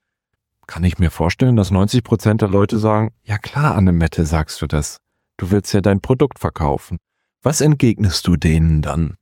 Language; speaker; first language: German; native; German